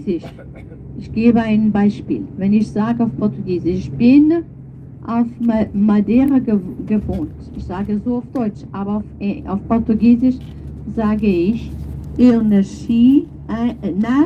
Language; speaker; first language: German; non-native, fluent; Portuguese